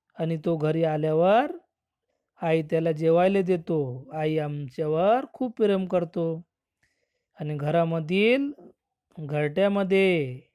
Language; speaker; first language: Marathi; non-native, local second language; Urdu